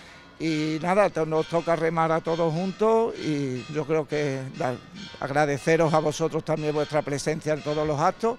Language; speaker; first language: Spanish; native; Spanish